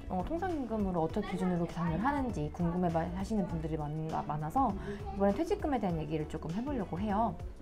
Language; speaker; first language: Korean; native; Korean